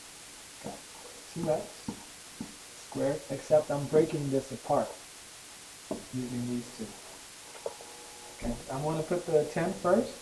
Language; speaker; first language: English; native; English